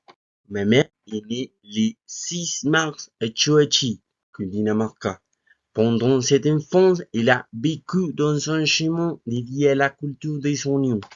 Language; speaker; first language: French; non-native, learner; Spanish